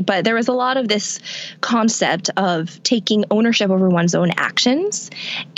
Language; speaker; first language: English; native; English